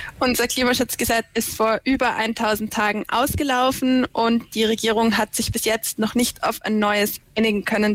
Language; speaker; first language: German; native; German